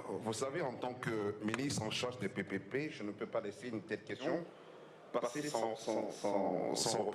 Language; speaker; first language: French; non-native, fluent; Russian